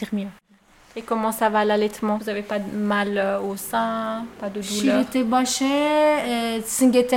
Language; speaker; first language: French; native; French